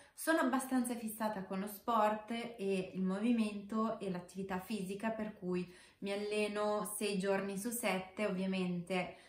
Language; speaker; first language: Italian; non-native, fluent; Romanian